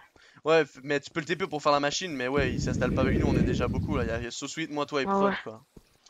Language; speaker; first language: French; native; French